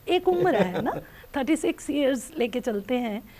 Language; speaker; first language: Hindi; native; Hindi